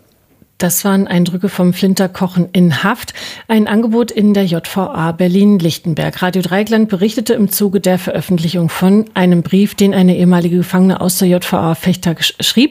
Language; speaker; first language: German; native; German